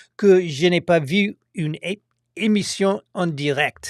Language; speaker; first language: French; non-native, fluent; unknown